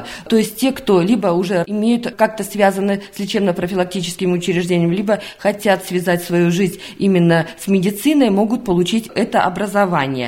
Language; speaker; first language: Russian; native; Russian